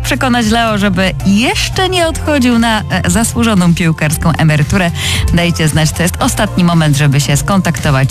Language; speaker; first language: Polish; native; Polish